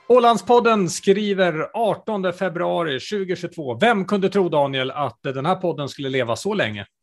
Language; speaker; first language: Swedish; native; Swedish